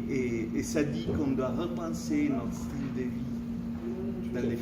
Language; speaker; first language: French; non-native, fluent; Italian